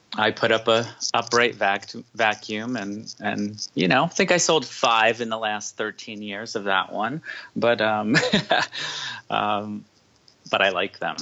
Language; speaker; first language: English; native; English